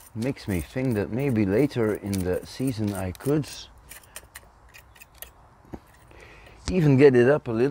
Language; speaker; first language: English; non-native, fluent; Dutch